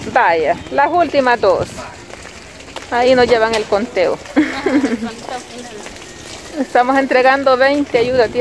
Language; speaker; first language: Spanish; native; Spanish